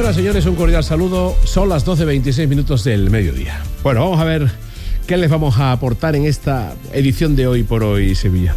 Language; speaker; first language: Spanish; native; Spanish